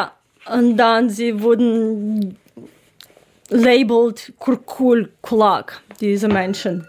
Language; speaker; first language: German; non-native, learner; Ukrainian